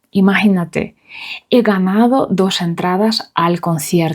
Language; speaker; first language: Spanish; non-native, fluent; Russian